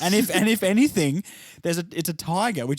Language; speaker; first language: English; native; English